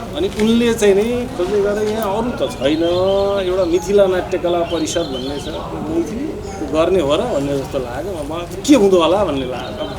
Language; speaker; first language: Nepali; non-native, local second language; Maithili